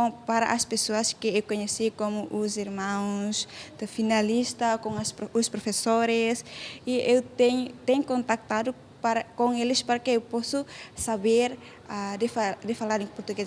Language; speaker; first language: Portuguese; non-native, local second language; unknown